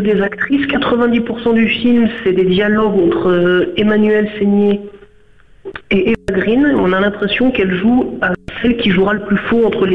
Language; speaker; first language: French; native; French